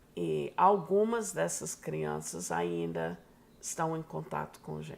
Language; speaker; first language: Portuguese; non-native, fluent; English